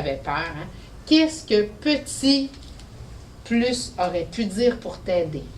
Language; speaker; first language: French; native; French